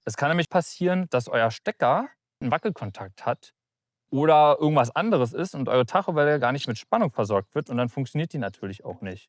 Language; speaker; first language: German; native; German